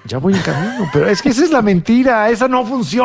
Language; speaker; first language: Spanish; native; Spanish